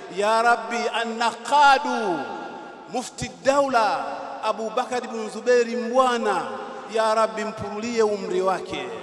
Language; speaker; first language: Swahili; native; Swahili